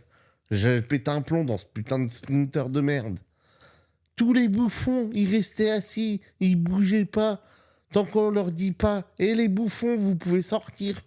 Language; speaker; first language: French; native; French